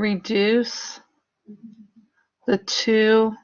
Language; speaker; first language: English; native; English